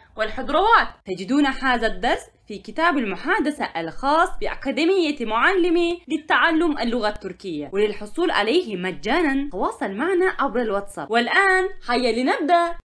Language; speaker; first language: Arabic; non-native, fluent; Turkish